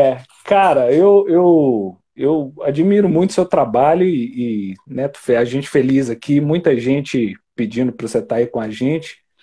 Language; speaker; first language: Portuguese; native; Portuguese